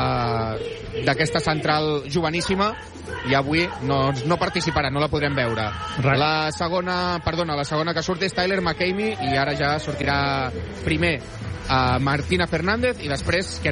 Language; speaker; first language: Catalan; native; Catalan